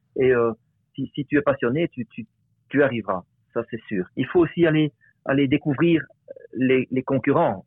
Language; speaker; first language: French; native; French